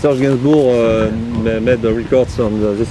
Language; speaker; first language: English; non-native, learner; French